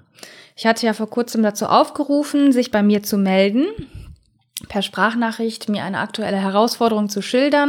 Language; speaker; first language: German; native; German